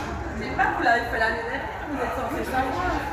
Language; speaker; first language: French; native; French